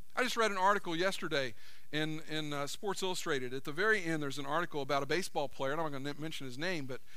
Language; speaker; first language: English; native; English